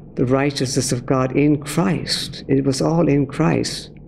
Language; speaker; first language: English; native; English